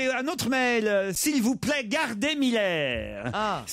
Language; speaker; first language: French; native; French